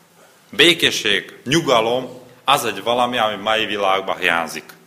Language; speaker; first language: Hungarian; non-native, learner; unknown